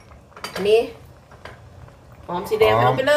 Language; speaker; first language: Thai; non-native, local second language; Lao